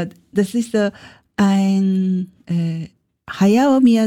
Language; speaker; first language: German; non-native, learner; Japanese